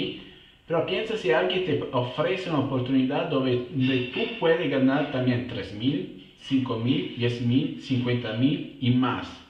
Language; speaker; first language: Spanish; non-native, fluent; Italian